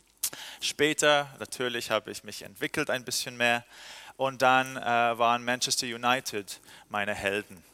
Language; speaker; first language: German; non-native, fluent; English